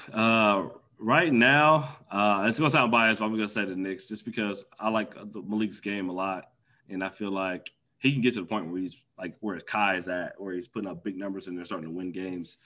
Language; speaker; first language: English; native; English